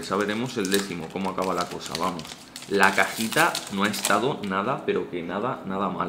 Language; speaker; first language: Spanish; native; Spanish